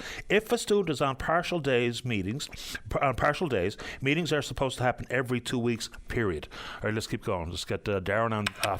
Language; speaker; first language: English; native; English